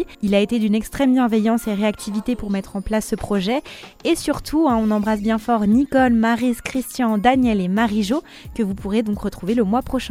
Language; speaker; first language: French; native; French